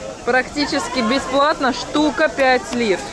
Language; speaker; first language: Russian; native; Russian